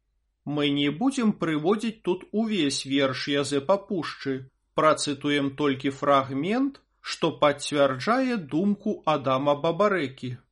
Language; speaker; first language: Belarusian; native; Belarusian